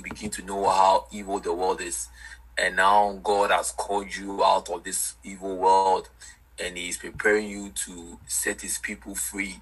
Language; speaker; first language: English; non-native, local second language; Akan